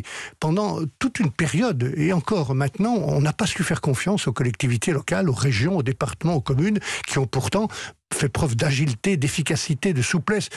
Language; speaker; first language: French; native; French